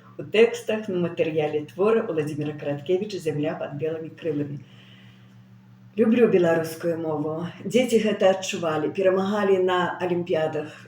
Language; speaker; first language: Belarusian; non-native, local second language; Russian